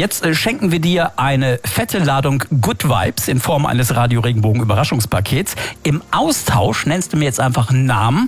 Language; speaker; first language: German; native; German